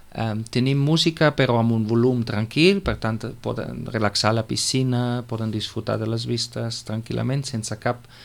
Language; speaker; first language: Catalan; non-native, fluent; German